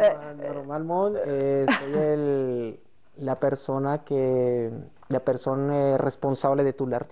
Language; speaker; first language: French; non-native, learner; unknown